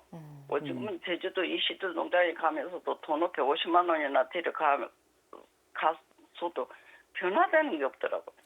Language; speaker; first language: Korean; native; Korean